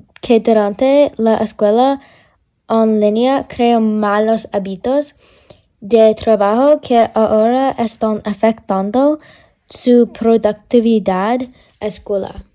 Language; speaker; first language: Spanish; non-native, learner; English